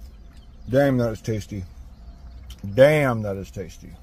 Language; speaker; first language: English; native; English